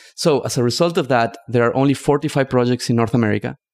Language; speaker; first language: English; non-native, fluent; Spanish